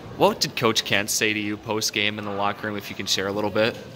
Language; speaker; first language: English; native; English